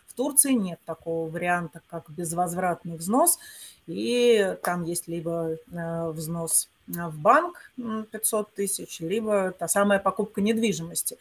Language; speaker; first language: Russian; native; Russian